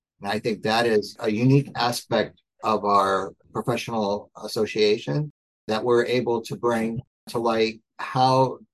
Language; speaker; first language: English; native; English